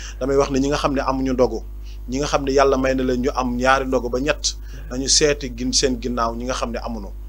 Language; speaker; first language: Wolof; native; Wolof